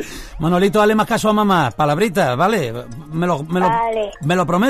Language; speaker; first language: Spanish; native; Spanish